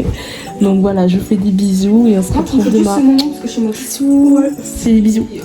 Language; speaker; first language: French; native; French